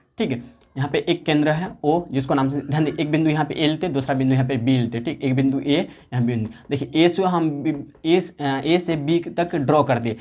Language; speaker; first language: Hindi; native; Hindi